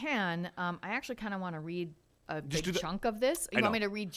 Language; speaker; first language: English; native; English